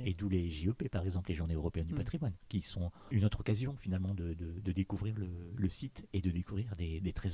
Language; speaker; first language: French; native; French